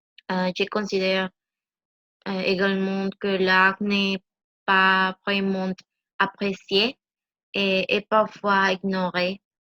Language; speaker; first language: French; non-native, learner; Spanish